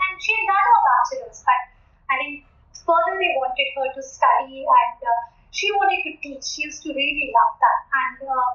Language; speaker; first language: English; non-native, local second language; Hindi